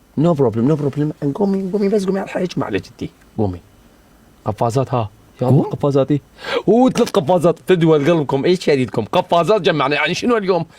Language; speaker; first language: Arabic; native; Arabic